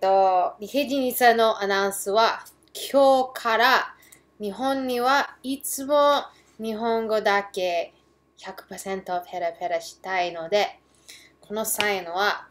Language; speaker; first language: Japanese; early bilingual, heritage; English